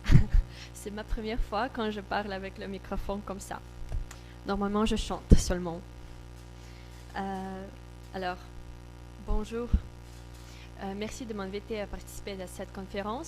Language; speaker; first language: French; non-native, learner; Russian